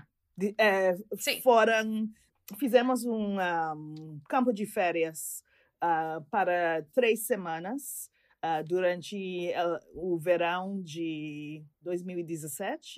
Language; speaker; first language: Portuguese; non-native, fluent; English